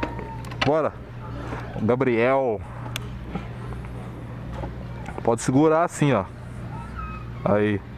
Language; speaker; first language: Portuguese; native; Portuguese